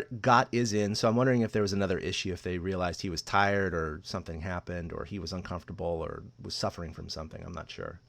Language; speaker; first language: English; native; English